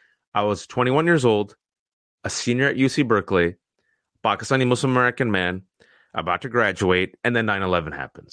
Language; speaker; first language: English; early bilingual, other home language; Urdu